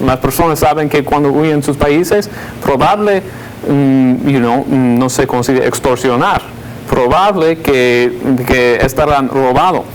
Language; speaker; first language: Spanish; non-native, fluent; English